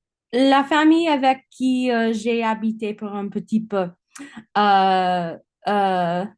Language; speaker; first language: French; non-native, learner; English